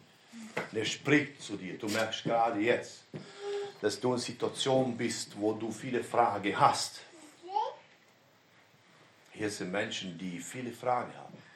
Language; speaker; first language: German; non-native, fluent; Romanian